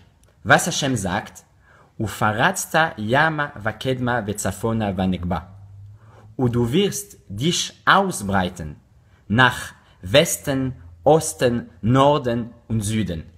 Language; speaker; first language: German; non-native, learner; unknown